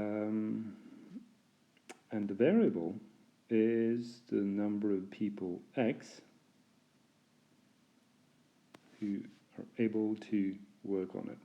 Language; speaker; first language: English; non-native, fluent; Norwegian